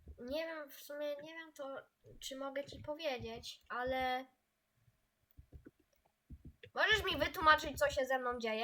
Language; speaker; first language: Polish; native; Polish